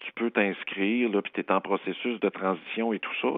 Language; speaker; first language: French; native; French